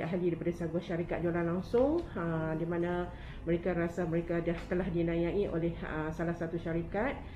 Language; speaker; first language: Malay; native; Malay